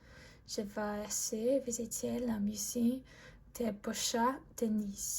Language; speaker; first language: French; non-native, learner; English